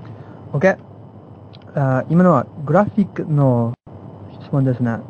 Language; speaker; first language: Japanese; non-native, fluent; English